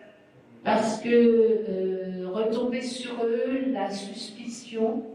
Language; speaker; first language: French; non-native, fluent; Spanish